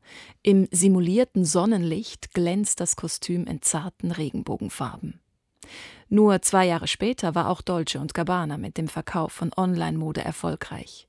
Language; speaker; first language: German; native; German